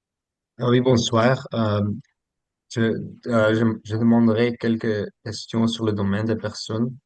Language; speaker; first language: French; non-native, local second language; Dutch